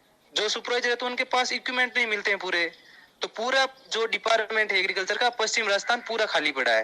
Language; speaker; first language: Hindi; native; Hindi